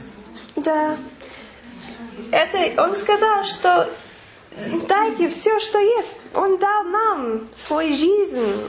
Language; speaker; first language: Russian; non-native, fluent; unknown